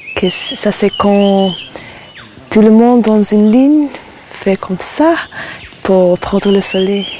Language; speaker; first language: French; non-native, fluent; English